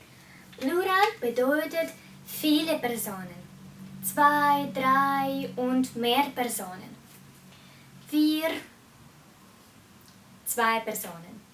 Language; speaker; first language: German; non-native, fluent; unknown